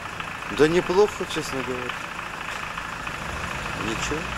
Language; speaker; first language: Russian; native; Russian